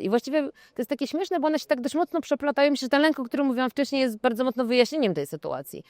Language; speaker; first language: Polish; native; Polish